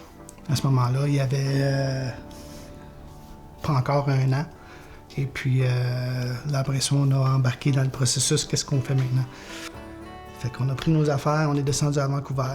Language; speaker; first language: French; native; French